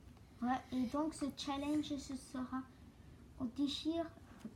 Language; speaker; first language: French; native; French